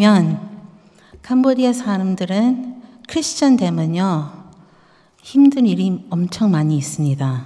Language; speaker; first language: Korean; early bilingual, heritage; Korean